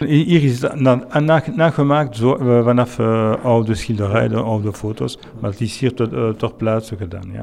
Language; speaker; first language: Dutch; non-native, local second language; French